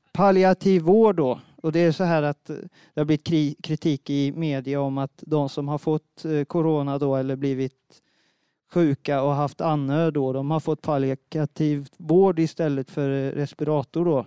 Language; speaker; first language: Swedish; native; Swedish